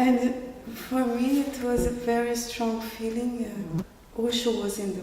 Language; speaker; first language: English; non-native, fluent; Portuguese